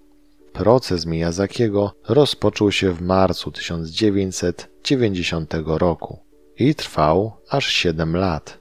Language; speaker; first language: Polish; native; Polish